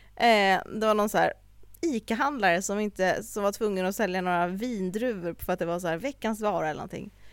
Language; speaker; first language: Swedish; native; Swedish